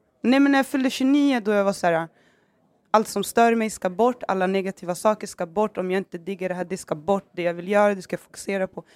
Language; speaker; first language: Swedish; early bilingual, other home language; Somali